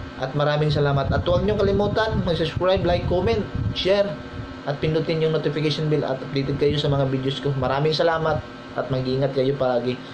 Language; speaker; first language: Filipino; non-native, local second language; Cebuano